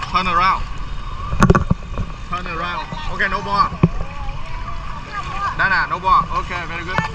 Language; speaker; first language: English; non-native, learner; Vietnamese